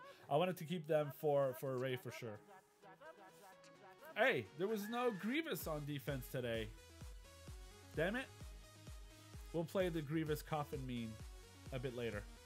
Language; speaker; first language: English; non-native, local second language; French